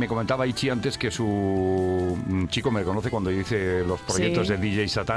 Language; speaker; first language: Spanish; native; Spanish